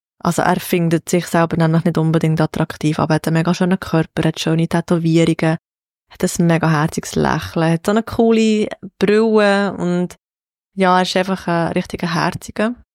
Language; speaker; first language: German; native; German